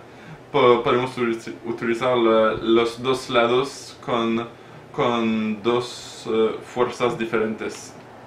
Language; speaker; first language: Spanish; non-native, learner; French